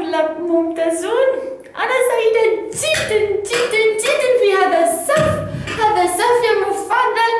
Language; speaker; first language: Arabic; non-native, learner; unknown